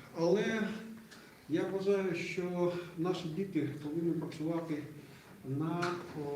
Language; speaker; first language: Ukrainian; non-native, local second language; Russian